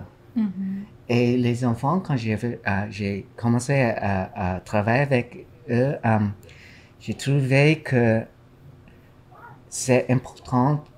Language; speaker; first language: French; non-native, learner; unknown